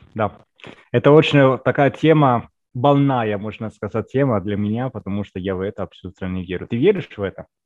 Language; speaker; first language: Russian; non-native, fluent; Italian